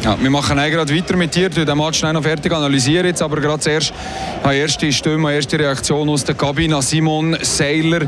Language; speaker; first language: German; native; German